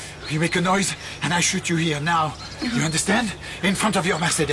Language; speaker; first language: English; non-native, learner; French